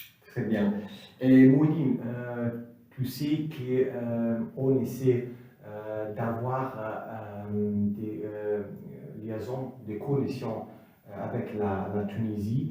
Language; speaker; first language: French; non-native, fluent; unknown